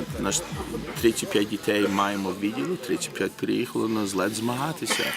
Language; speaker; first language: Ukrainian; early bilingual, heritage; Ukrainian